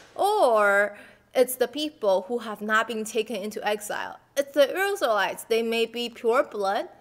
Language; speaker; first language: English; non-native, fluent; Chinese